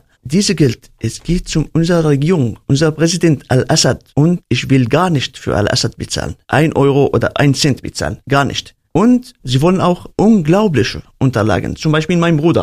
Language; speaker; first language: German; non-native, learner; Arabic